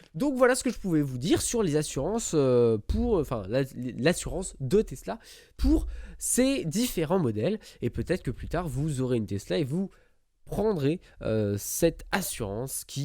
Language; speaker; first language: French; native; French